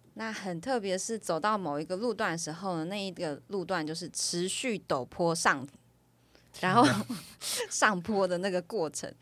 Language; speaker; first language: Chinese; native; Chinese